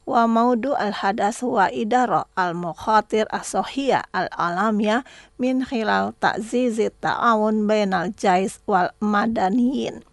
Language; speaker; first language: Arabic; non-native, fluent; Indonesian